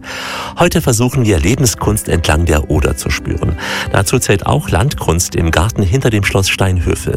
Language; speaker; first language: German; native; German